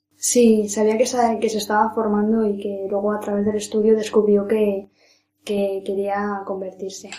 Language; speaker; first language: Spanish; native; Spanish